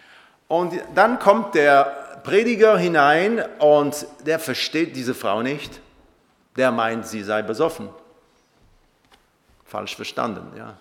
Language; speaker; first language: German; non-native, local second language; French